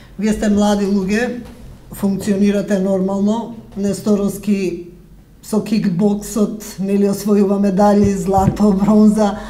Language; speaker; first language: Macedonian; native; Macedonian